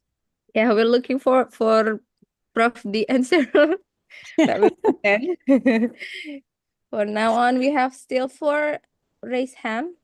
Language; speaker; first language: English; non-native, fluent; Indonesian